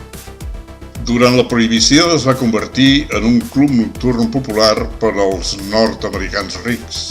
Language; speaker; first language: Catalan; native; Catalan